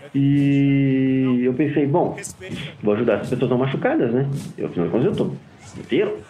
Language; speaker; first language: Portuguese; native; Portuguese